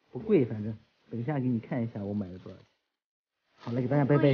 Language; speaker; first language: Chinese; native; Chinese